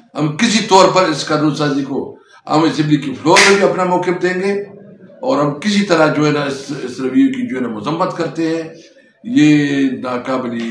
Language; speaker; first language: Urdu; non-native, local second language; Pashto